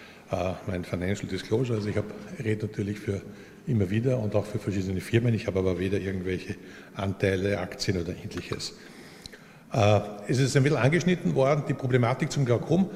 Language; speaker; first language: German; native; German